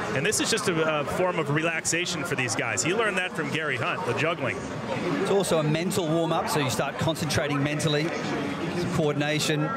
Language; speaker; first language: English; native; English